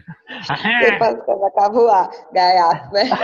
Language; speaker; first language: French; non-native, learner; Portuguese